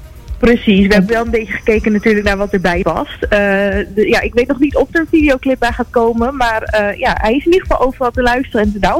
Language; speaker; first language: Dutch; native; Dutch